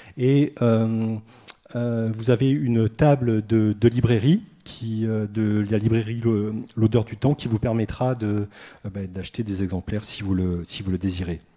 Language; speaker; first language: French; native; French